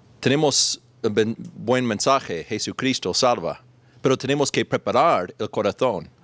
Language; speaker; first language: Spanish; non-native, fluent; English